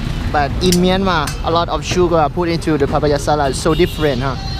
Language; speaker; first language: English; non-native, learner; Thai